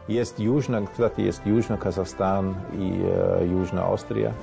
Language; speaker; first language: Russian; non-native, learner; German